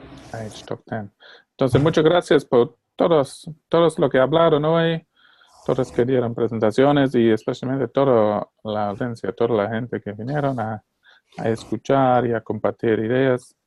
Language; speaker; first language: Spanish; non-native, fluent; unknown